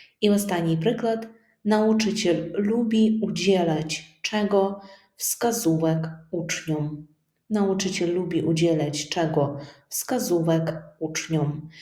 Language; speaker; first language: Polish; non-native, fluent; Ukrainian